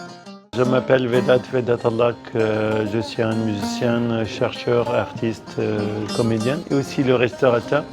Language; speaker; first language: French; non-native, fluent; Kurdish